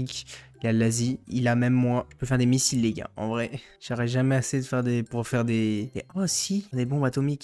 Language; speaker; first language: French; native; French